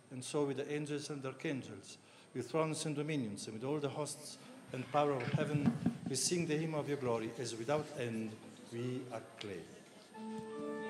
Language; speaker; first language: English; non-native, fluent; Italian